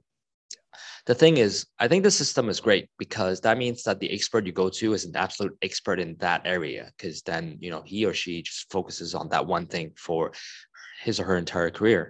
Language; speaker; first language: English; non-native, local second language; Cantonese